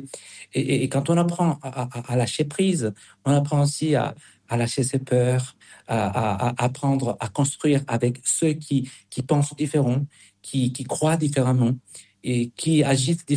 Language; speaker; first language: French; non-native, fluent; Spanish